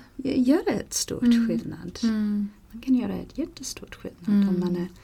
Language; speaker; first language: Swedish; non-native, fluent; English